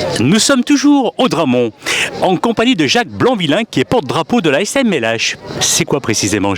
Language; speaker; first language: French; native; French